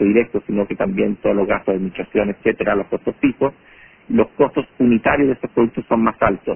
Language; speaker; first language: Spanish; native; Spanish